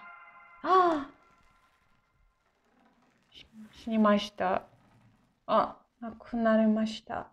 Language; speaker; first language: Japanese; non-native, fluent; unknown